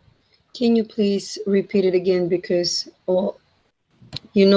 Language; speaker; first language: English; non-native, fluent; Russian